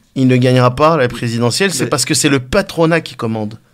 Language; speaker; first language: French; native; French